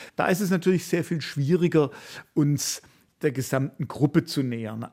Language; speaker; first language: German; native; German